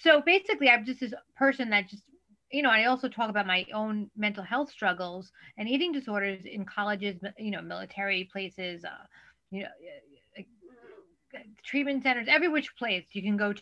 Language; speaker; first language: English; native; English